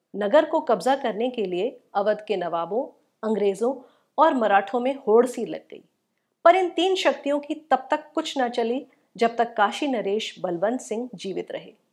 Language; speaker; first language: Hindi; native; Hindi